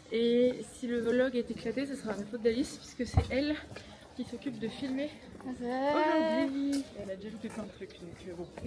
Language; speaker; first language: French; native; French